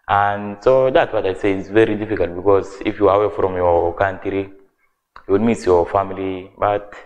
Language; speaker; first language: English; non-native, learner; Arabic